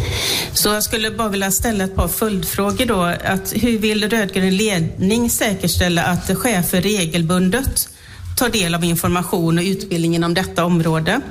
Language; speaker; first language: Swedish; native; Swedish